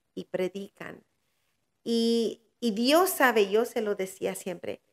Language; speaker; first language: Spanish; early bilingual, heritage; Spanish